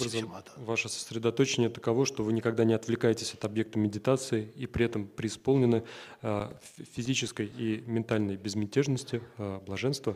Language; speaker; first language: Russian; native; Russian